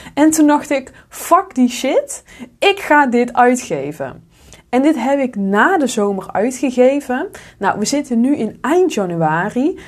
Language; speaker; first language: Dutch; native; Dutch